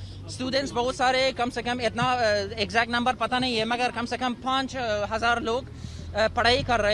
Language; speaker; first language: Hindi; non-native, fluent; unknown